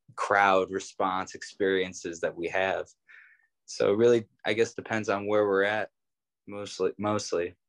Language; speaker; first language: English; native; English